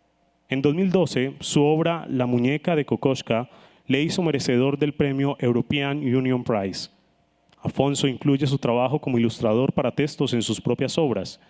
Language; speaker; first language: Spanish; native; Spanish